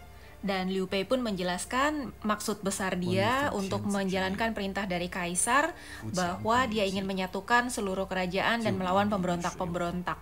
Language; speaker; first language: Indonesian; native; Indonesian